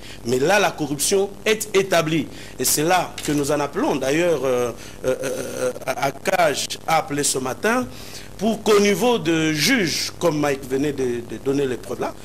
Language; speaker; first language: French; non-native, local second language; Lingala